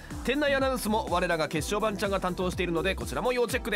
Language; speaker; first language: Japanese; native; Japanese